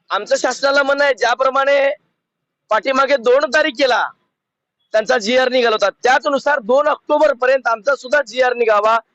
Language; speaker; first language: Marathi; non-native, local second language; Lambadi